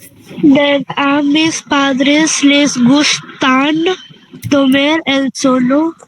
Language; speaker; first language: Spanish; non-native, learner; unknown